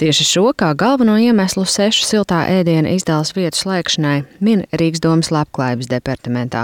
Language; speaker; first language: Latvian; native; Latvian